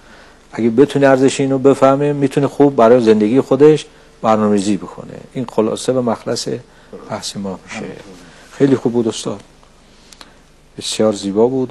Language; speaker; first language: Persian; native; Persian